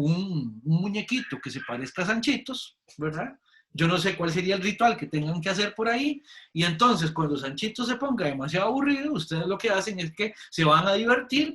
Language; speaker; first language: Spanish; native; Spanish